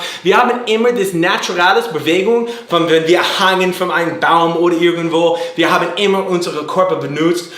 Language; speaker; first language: German; non-native, learner; English